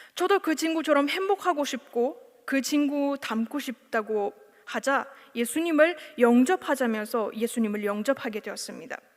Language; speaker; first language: Korean; non-native, fluent; Uzbek